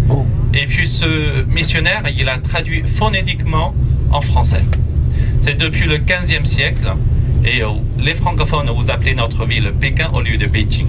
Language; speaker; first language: French; non-native, fluent; Chinese